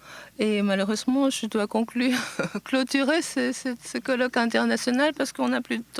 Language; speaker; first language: French; non-native, fluent; Japanese